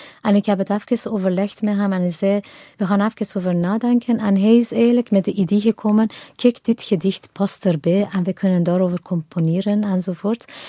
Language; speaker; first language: Dutch; non-native, fluent; Persian